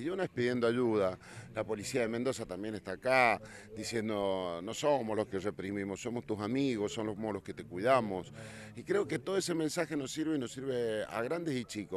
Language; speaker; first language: Spanish; native; Spanish